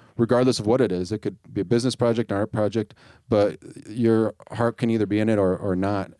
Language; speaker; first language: English; native; English